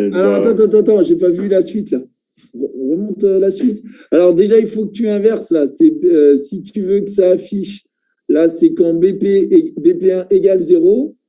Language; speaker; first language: French; native; French